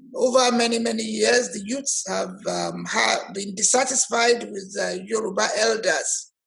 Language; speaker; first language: English; non-native, local second language; Yoruba